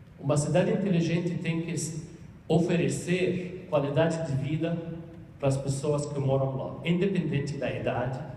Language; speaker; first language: Portuguese; non-native, fluent; Arabic